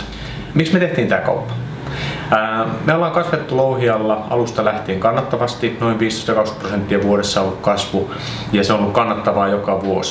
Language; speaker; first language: Finnish; native; Finnish